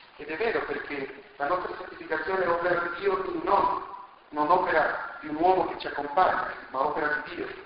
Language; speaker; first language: Italian; non-native, fluent; Spanish